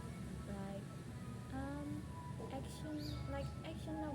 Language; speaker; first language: English; non-native, learner; Indonesian